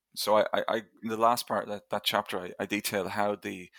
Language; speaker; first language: English; native; English